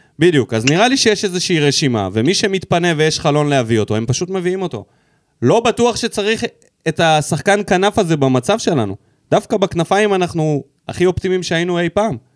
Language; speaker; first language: Hebrew; early bilingual, other home language; Russian